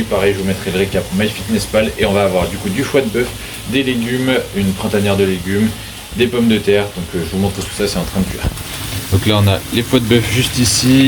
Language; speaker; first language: French; native; French